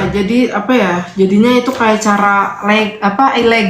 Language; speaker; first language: Indonesian; native; Indonesian